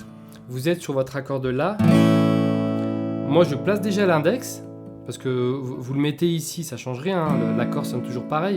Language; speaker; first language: French; native; French